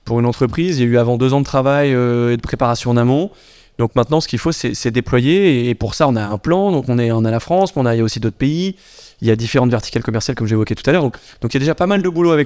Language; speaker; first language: French; native; French